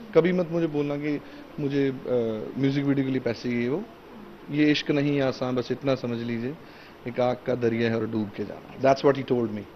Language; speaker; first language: Hindi; native; Hindi